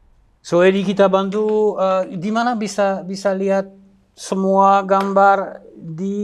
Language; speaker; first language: Indonesian; non-native, learner; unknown